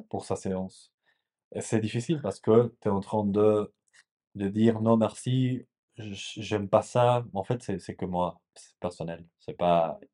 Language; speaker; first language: French; non-native, fluent; Spanish